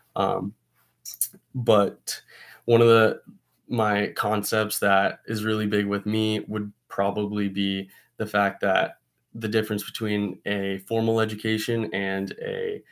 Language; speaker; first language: English; native; English